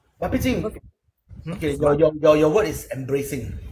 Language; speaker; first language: English; non-native, local second language; Chinese